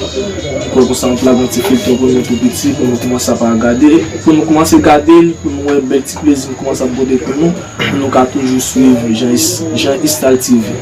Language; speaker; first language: French; non-native, learner; Haitian Creole